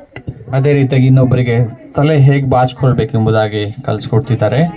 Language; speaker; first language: Kannada; native; Kannada